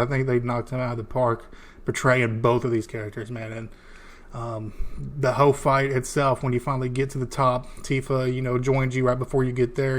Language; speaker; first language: English; native; English